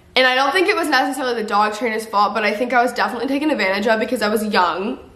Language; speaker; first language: English; native; English